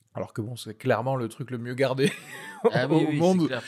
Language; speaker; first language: French; native; French